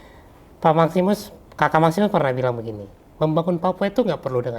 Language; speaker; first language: Malay; native; Malay